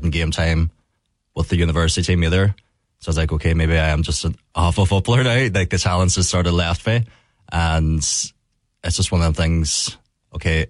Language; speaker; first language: English; native; English